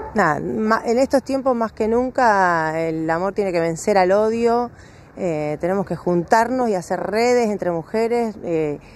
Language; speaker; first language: Spanish; native; Spanish